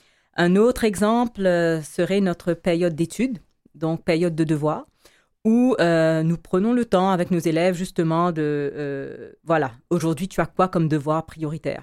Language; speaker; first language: French; native; French